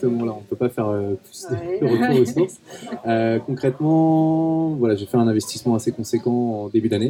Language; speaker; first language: French; native; French